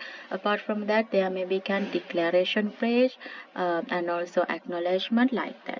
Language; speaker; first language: English; non-native, local second language; Sinhala